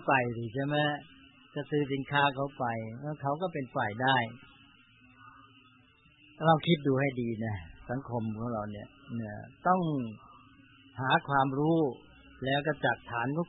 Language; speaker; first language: Thai; native; Thai